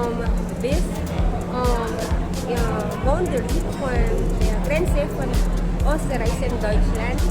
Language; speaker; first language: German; non-native, learner; Filipino